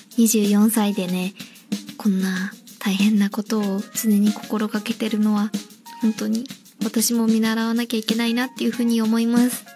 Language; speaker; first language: Japanese; native; Japanese